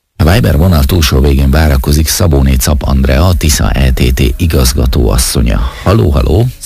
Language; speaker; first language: Hungarian; native; Hungarian